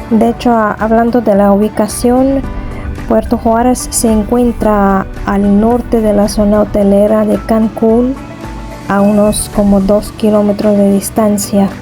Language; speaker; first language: Spanish; non-native, fluent; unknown